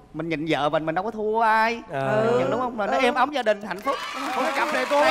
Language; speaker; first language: Vietnamese; native; Vietnamese